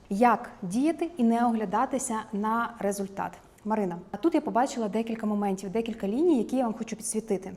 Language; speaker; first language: Ukrainian; native; Ukrainian